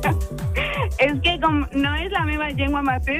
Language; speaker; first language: Catalan; non-native, local second language; Spanish